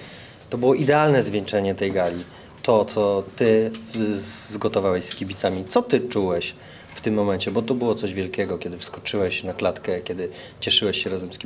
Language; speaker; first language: Polish; native; Polish